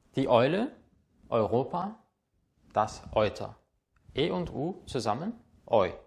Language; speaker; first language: German; native; German